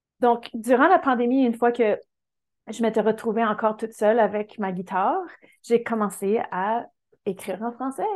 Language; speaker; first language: French; native; French